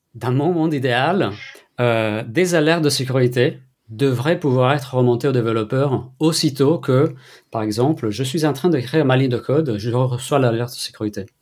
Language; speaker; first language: French; non-native, fluent; Italian